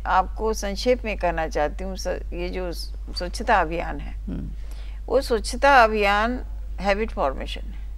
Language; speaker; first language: Hindi; native; Hindi